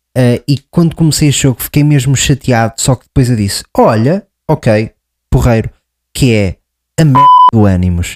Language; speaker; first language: Portuguese; native; Portuguese